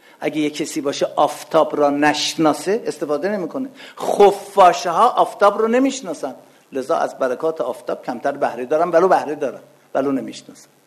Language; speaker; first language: Persian; non-native, local second language; Azerbaijani